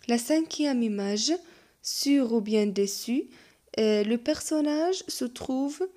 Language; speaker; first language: French; non-native, local second language; Arabic